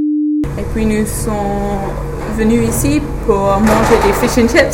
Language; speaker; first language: French; non-native, learner; English